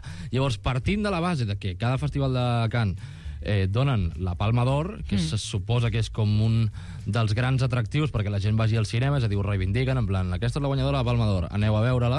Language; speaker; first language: Catalan; native; Catalan